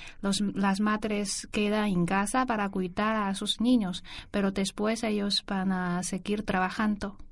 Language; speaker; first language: Spanish; non-native, learner; Chinese